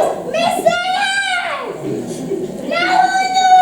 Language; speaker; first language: Basque; non-native, local second language; Spanish